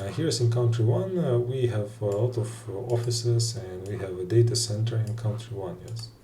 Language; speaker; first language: English; non-native, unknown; Russian